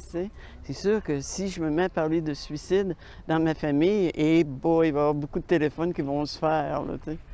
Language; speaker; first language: French; native; French